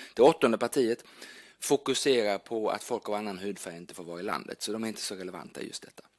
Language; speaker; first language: Swedish; native; Swedish